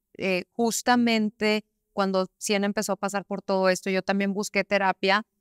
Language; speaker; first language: Spanish; native; Spanish